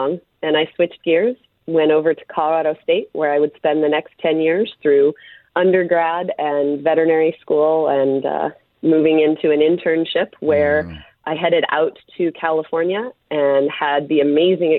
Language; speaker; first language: English; native; English